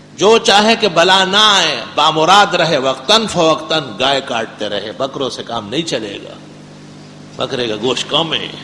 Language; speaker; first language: Urdu; non-native, local second language; Pashto